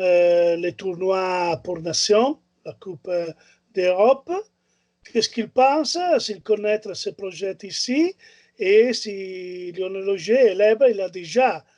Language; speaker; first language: French; non-native, learner; Italian